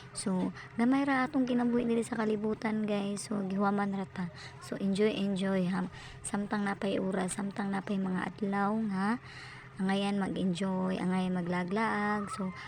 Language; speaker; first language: Cebuano; native; Cebuano